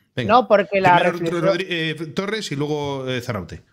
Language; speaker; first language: Spanish; native; Spanish